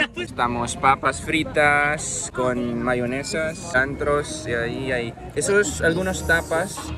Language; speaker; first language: Spanish; non-native, learner; Filipino